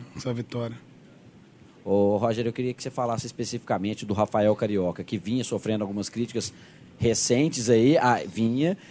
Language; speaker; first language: Portuguese; native; Portuguese